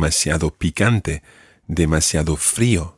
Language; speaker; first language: Spanish; non-native, fluent; English